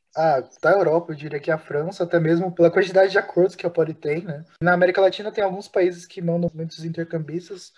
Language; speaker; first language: Portuguese; native; Portuguese